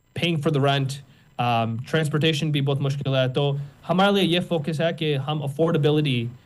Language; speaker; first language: Urdu; native; Urdu